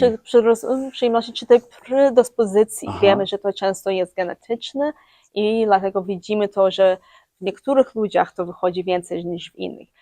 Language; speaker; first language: Polish; early bilingual, heritage; English